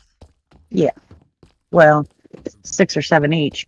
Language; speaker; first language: English; native; English